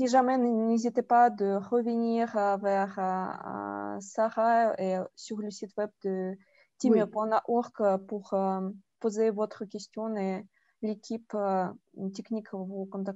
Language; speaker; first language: French; non-native, fluent; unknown